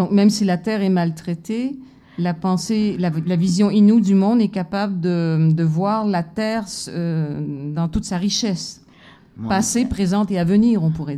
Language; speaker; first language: French; native; French